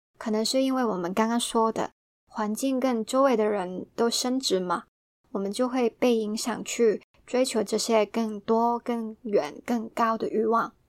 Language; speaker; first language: Chinese; non-native, local second language; Cantonese